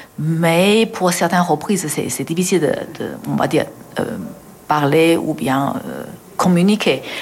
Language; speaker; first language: French; non-native, fluent; Chinese